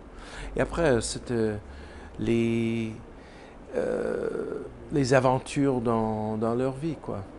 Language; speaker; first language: French; non-native, learner; English